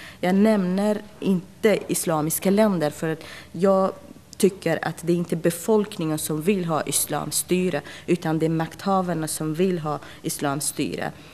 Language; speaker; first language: Swedish; non-native, fluent; Central Kurdish